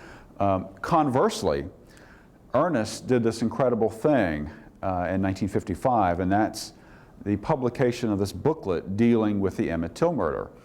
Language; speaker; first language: English; native; English